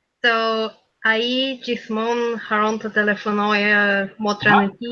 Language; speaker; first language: Albanian; non-native, learner; Bulgarian